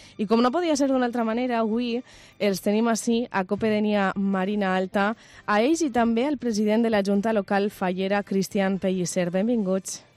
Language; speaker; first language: Catalan; native; Catalan